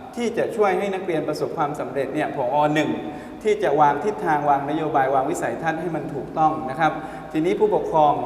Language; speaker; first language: Thai; native; Thai